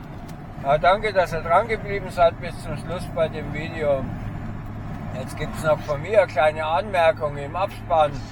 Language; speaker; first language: German; native; German